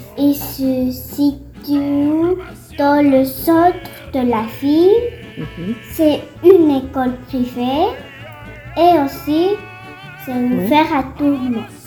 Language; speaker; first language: French; non-native, learner; Spanish